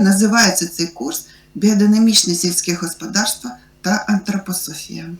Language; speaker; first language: Ukrainian; native; Ukrainian